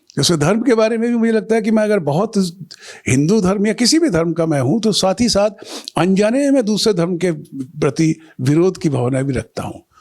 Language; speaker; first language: Hindi; non-native, local second language; Bangla